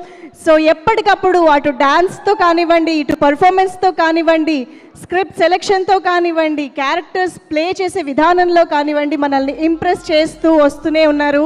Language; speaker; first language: Telugu; native; Telugu